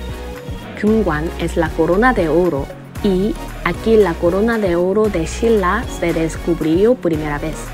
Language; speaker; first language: Spanish; non-native, learner; Korean